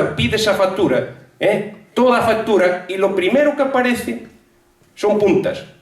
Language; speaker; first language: Spanish; non-native, local second language; Galician